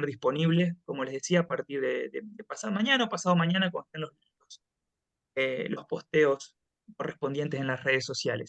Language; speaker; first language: Spanish; native; Spanish